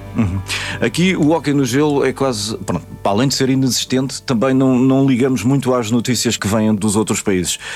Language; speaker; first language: Portuguese; native; Portuguese